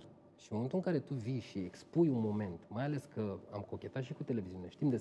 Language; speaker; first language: Romanian; native; Romanian